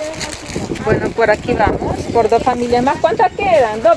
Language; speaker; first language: Spanish; native; Spanish